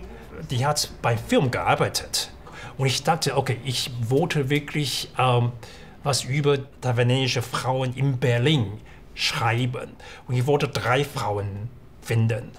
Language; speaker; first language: German; non-native, fluent; Chinese